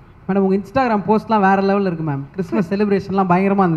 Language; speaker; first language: Tamil; native; Tamil